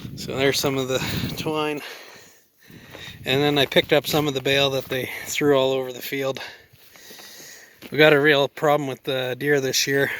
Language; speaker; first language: English; native; English